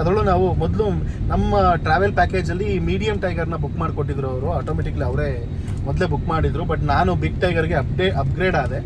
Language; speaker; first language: Kannada; native; Kannada